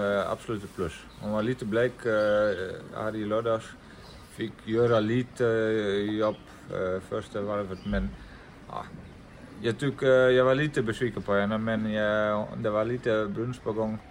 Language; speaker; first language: Swedish; non-native, fluent; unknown